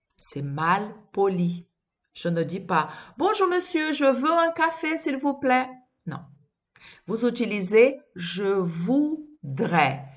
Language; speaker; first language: French; non-native, fluent; Portuguese